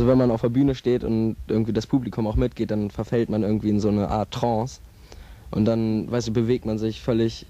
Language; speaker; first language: German; native; German